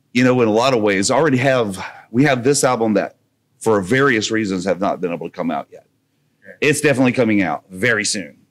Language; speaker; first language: English; native; English